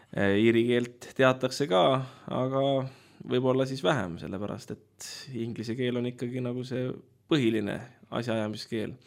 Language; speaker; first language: Estonian; native; Estonian